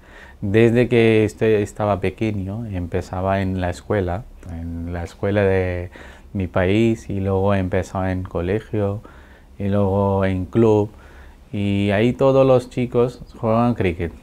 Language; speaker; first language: Spanish; non-native, learner; Urdu